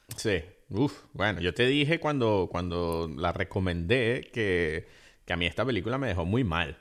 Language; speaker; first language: Spanish; native; Spanish